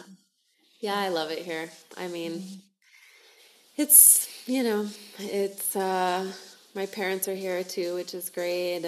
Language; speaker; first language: English; native; English